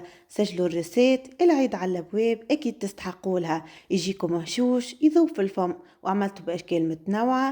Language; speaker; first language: Arabic; native; Arabic